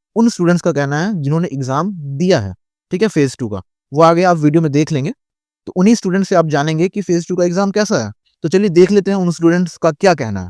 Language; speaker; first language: Hindi; native; Hindi